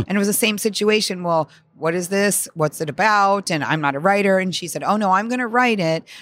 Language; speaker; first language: English; native; English